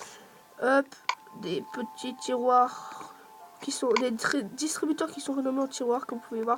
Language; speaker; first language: French; native; French